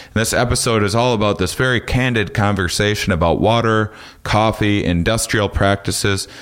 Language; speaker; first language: English; native; English